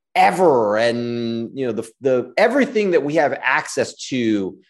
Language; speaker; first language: English; native; English